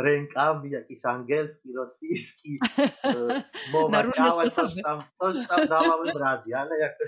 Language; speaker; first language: Polish; non-native, learner; Georgian